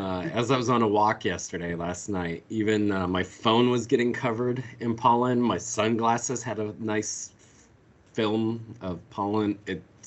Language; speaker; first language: English; native; English